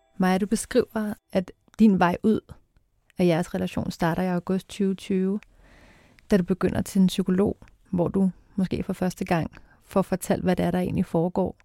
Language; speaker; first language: Danish; native; Danish